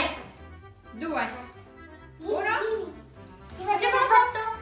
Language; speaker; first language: Italian; native; Italian